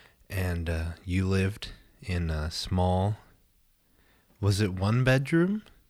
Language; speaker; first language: English; early bilingual, other home language; Spanish